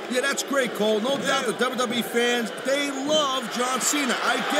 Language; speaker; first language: English; native; English